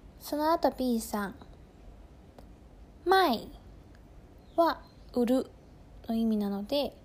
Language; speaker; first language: Japanese; non-native, fluent; Chinese